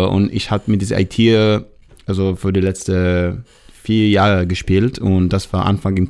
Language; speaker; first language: German; non-native, learner; Hebrew